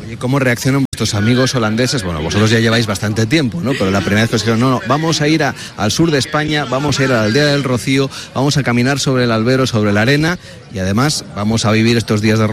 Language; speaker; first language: Spanish; native; Spanish